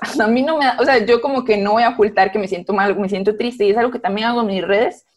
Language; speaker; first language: Spanish; native; Spanish